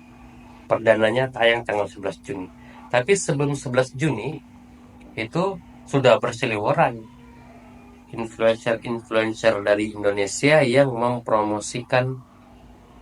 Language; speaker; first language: Indonesian; native; Indonesian